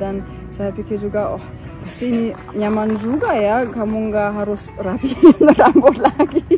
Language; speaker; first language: Indonesian; non-native, fluent; German